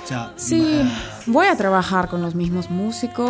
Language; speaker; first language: Spanish; non-native, learner; Finnish